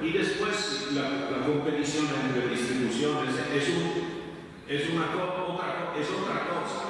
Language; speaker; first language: Spanish; non-native, fluent; Italian